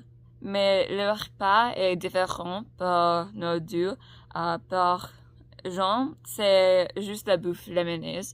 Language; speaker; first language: French; non-native, learner; English